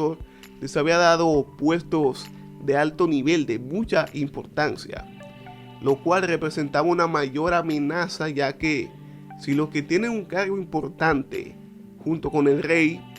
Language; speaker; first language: Spanish; native; Spanish